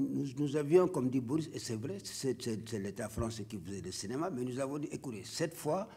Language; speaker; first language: French; non-native, local second language; Wolof